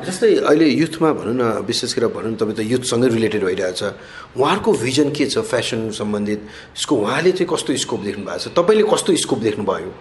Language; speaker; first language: Nepali; native; Nepali